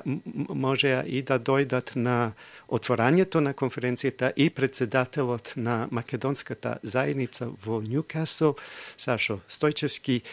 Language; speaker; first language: Macedonian; non-native, fluent; English